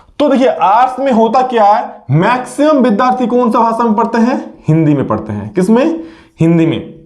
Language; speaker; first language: Hindi; native; Hindi